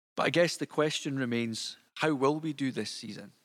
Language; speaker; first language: English; native; English